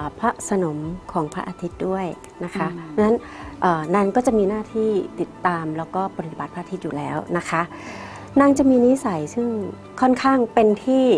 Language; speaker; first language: Thai; native; Thai